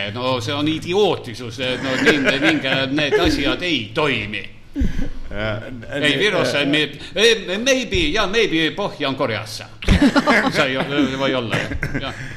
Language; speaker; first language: Finnish; non-native, learner; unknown